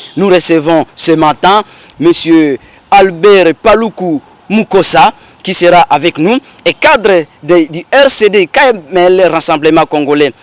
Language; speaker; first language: French; non-native, local second language; Swahili